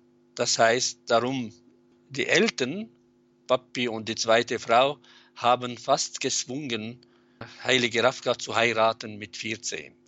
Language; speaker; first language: German; non-native, fluent; Arabic